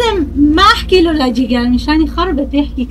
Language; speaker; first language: Arabic; non-native, local second language; Kurdish